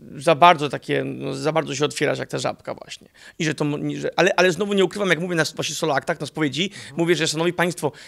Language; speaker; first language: Polish; early bilingual, heritage; Danish